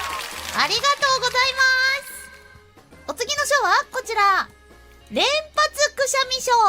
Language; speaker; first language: Japanese; native; Japanese